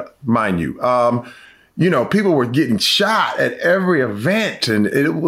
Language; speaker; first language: English; native; English